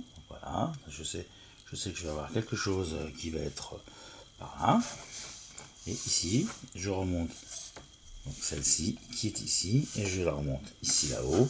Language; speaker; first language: French; native; French